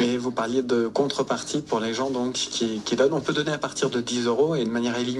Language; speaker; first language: French; native; French